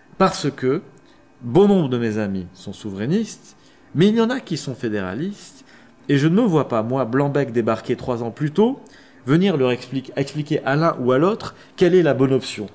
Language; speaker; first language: French; non-native, local second language; Arabic